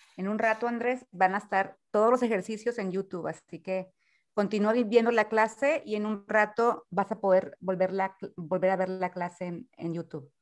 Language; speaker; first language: Spanish; native; Spanish